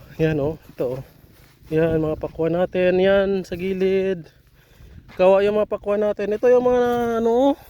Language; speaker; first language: Filipino; native; Filipino